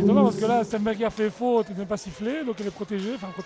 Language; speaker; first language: French; native; French